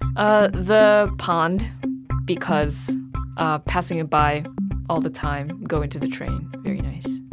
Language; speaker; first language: English; non-native, fluent; Russian